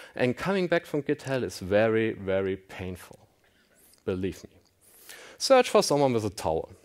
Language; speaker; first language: English; non-native, fluent; German